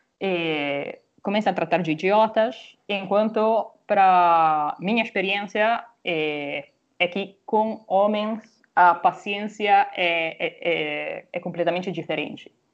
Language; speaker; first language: Portuguese; non-native, fluent; Italian